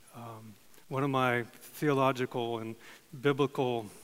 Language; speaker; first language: English; native; English